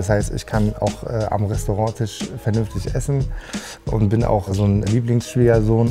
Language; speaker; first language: German; early bilingual, other home language; Turkish